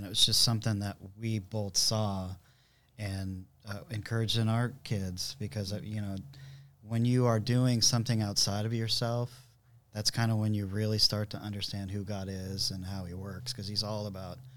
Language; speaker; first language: English; native; English